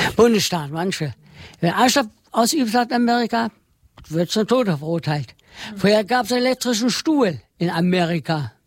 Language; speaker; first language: German; non-native, learner; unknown